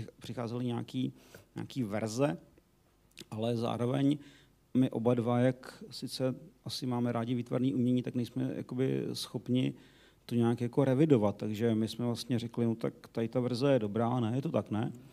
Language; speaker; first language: Czech; native; Czech